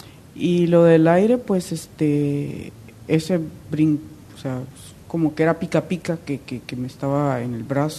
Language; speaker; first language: Spanish; native; Spanish